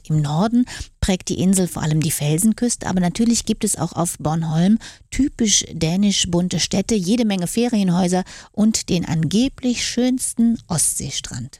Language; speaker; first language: German; native; German